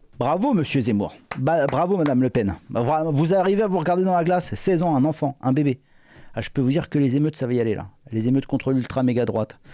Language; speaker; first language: French; native; French